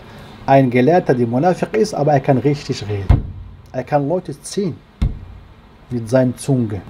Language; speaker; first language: German; non-native, learner; Arabic